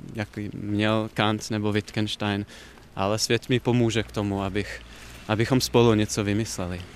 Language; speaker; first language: Czech; non-native, fluent; English